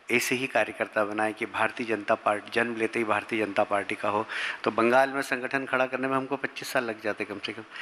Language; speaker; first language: Hindi; native; Hindi